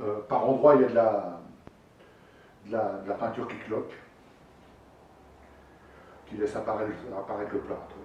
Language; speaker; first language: French; native; French